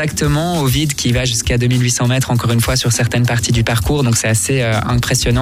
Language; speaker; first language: French; native; French